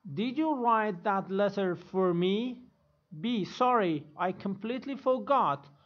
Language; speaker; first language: English; non-native, fluent; Persian